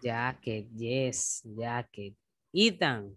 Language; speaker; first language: English; non-native, fluent; Spanish